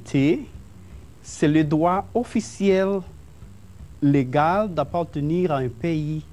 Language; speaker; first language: French; non-native, fluent; Spanish